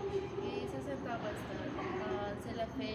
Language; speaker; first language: French; non-native, learner; Spanish